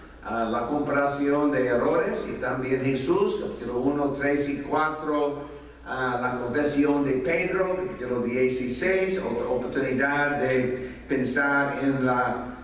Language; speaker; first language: Spanish; non-native, fluent; English